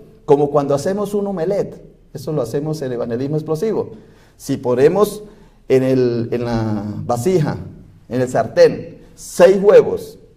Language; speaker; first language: Spanish; native; Spanish